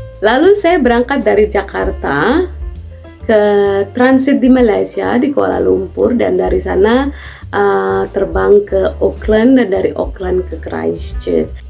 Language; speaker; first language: Indonesian; native; Indonesian